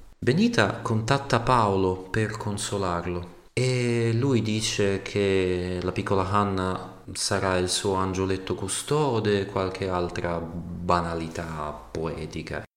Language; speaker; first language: Italian; native; Italian